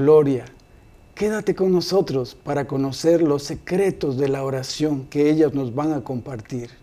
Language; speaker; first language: Spanish; native; Spanish